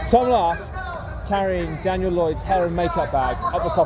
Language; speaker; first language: English; native; English